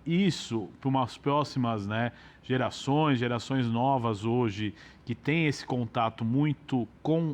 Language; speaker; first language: Portuguese; native; Portuguese